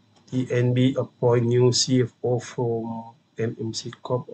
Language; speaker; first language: English; non-native, local second language; Malay